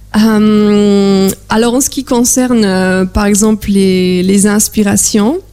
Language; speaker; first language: French; non-native, fluent; Polish